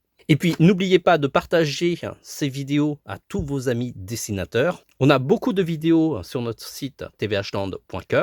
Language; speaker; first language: French; native; French